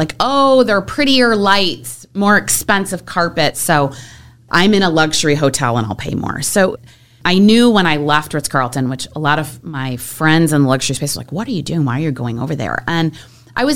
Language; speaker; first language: English; native; English